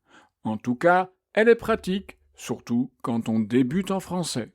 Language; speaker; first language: French; native; French